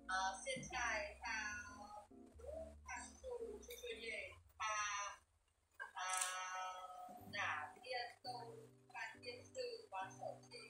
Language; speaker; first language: Chinese; non-native, learner; Vietnamese